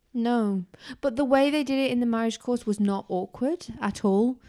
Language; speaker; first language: English; native; English